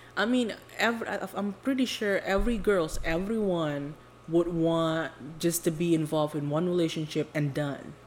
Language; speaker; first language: English; non-native, fluent; Indonesian